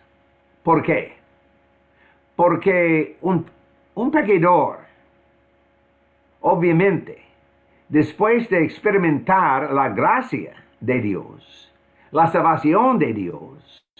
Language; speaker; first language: Spanish; non-native, fluent; English